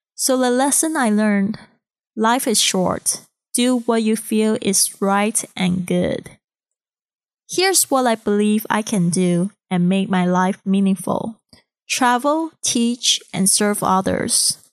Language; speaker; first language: English; non-native, fluent; Chinese